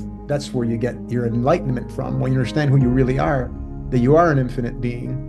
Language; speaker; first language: English; native; English